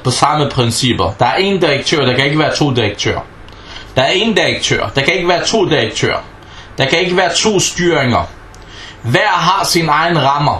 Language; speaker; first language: Danish; non-native, fluent; Arabic